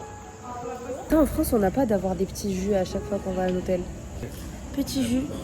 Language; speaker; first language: French; native; French